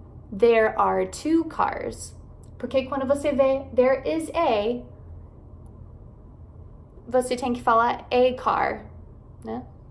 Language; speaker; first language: Portuguese; non-native, fluent; English